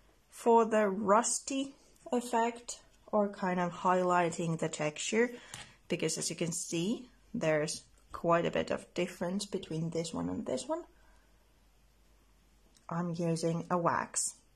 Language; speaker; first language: English; non-native, fluent; Finnish